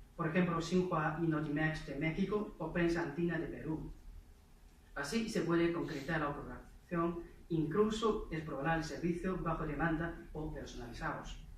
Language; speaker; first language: Spanish; non-native, fluent; Chinese